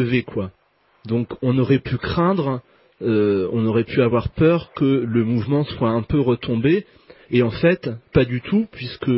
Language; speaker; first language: French; native; French